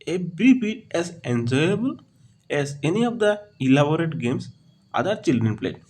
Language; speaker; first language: English; non-native, local second language; Assamese